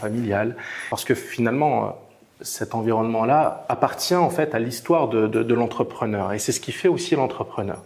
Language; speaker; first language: French; native; French